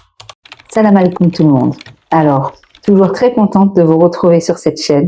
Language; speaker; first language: French; native; French